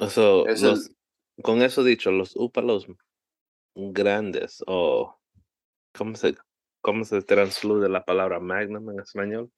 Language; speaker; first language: Spanish; early bilingual, heritage; Spanish